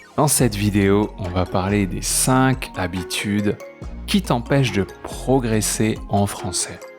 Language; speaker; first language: French; native; French